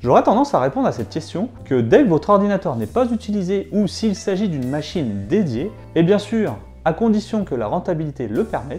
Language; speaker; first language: French; native; French